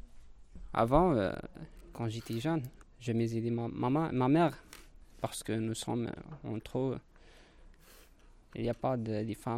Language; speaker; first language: French; non-native, learner; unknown